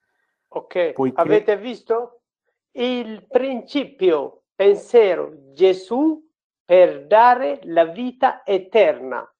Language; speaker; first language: Italian; non-native, learner; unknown